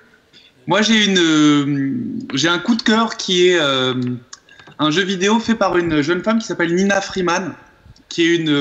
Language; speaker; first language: French; native; French